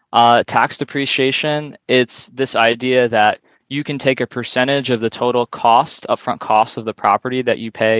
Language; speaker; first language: English; native; English